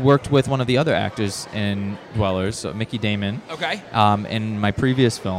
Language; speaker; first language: English; native; English